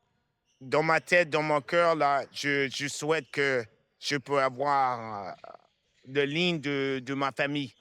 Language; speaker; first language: French; non-native, fluent; English